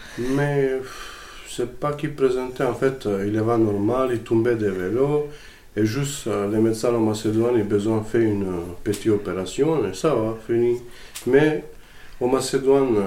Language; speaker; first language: French; non-native, learner; Macedonian